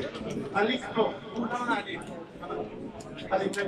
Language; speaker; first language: Russian; non-native, learner; Tajik